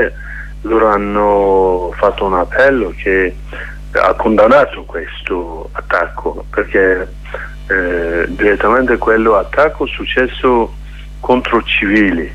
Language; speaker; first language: Italian; non-native, learner; Kurdish